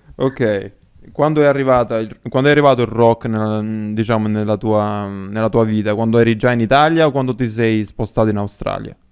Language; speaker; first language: Italian; native; Italian